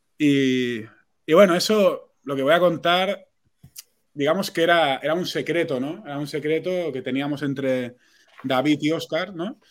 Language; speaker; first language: Spanish; non-native, local second language; Catalan